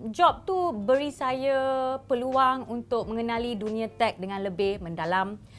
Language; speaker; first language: Malay; native; Malay